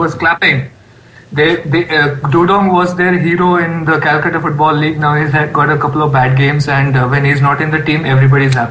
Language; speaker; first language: English; non-native, local second language; Bangla